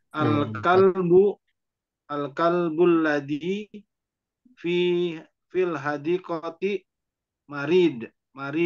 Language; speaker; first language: Arabic; non-native, learner; Indonesian